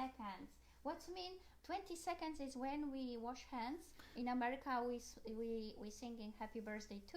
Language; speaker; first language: English; non-native, learner; Polish